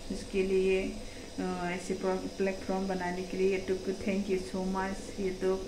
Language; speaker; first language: Hindi; non-native, local second language; Kok Borok